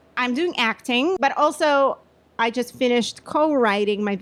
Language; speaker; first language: English; non-native, fluent; Russian